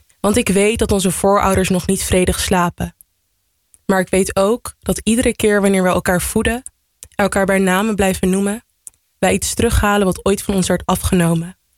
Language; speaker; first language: Dutch; early bilingual, other home language; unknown